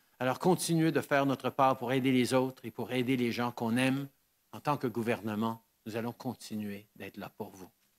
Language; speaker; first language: French; early bilingual, heritage; French